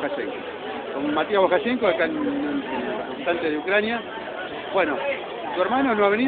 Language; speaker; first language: Spanish; native; Spanish